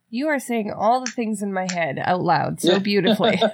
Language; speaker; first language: English; native; English